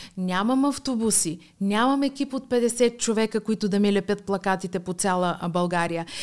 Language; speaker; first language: Bulgarian; native; Bulgarian